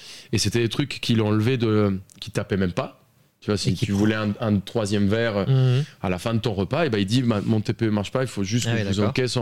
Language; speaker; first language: French; non-native, fluent; Spanish